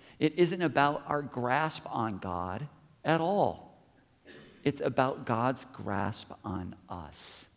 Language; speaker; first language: English; native; English